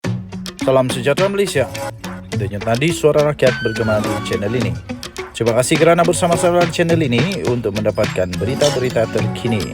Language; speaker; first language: Malay; native; Malay